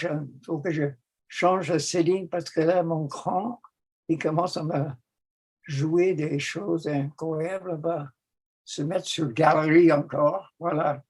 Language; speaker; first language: French; non-native, fluent; English